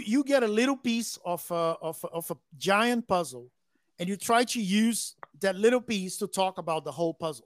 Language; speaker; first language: English; non-native, fluent; Portuguese